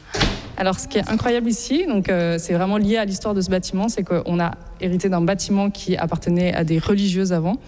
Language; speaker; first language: French; native; French